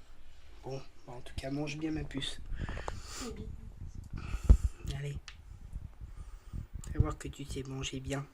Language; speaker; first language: French; native; French